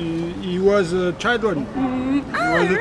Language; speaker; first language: English; non-native, learner; French